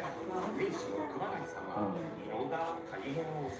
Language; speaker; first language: Japanese; native; Japanese